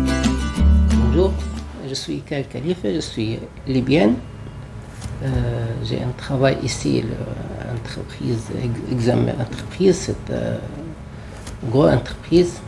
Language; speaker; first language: French; non-native, learner; Arabic